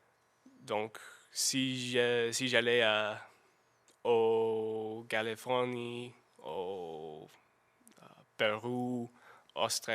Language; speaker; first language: French; non-native, learner; English